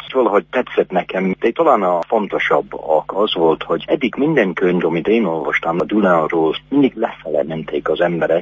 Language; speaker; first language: Hungarian; non-native, fluent; English